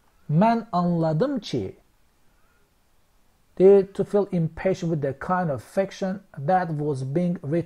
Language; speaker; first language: English; non-native, fluent; Azerbaijani